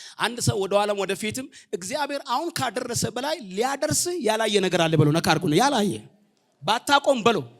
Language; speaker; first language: Amharic; non-native, local second language; Oromo